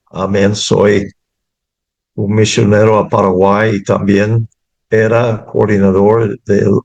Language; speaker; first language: Spanish; non-native, fluent; English